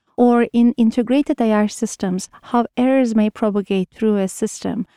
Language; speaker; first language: English; non-native, fluent; Turkish